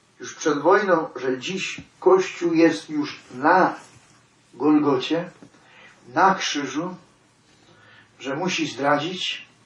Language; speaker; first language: Polish; native; Polish